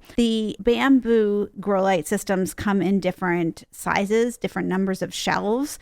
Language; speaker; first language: English; native; English